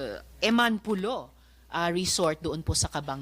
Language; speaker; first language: Filipino; native; Filipino